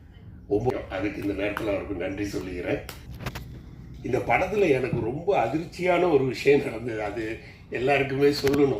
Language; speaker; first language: Tamil; native; Tamil